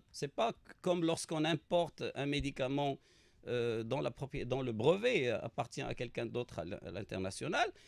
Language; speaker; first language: French; non-native, local second language; Arabic